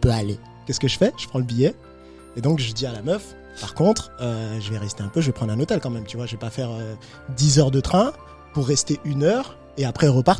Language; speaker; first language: French; native; French